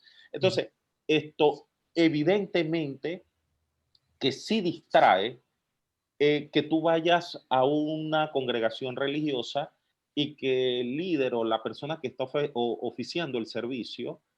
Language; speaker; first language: Spanish; native; Spanish